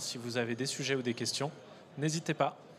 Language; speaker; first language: French; native; French